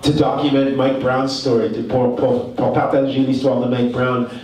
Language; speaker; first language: French; non-native, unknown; English